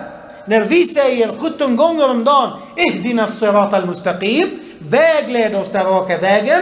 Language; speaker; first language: Swedish; early bilingual, other home language; Arabic